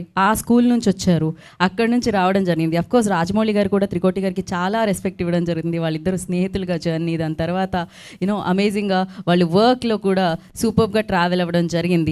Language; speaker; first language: Telugu; native; Telugu